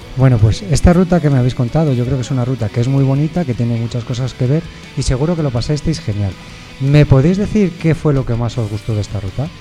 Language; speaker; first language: Spanish; native; Spanish